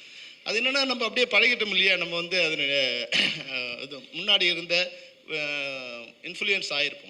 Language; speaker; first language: Tamil; native; Tamil